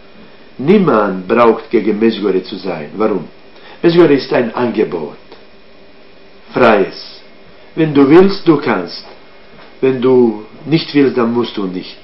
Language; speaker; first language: German; non-native, fluent; Croatian